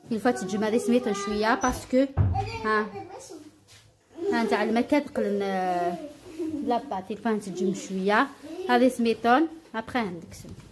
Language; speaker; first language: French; non-native, local second language; Arabic